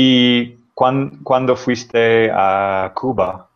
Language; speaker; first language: Spanish; non-native, fluent; English